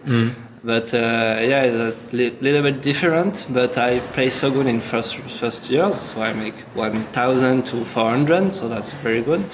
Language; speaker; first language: English; non-native, learner; French